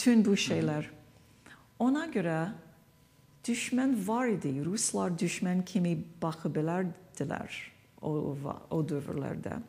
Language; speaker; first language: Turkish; non-native, fluent; English